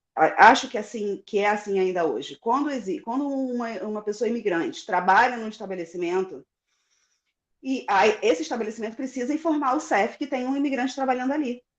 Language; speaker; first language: Portuguese; native; Portuguese